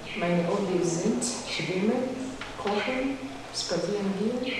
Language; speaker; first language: German; non-native, learner; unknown